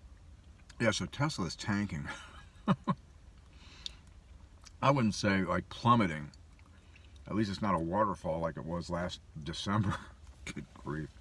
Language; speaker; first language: English; native; English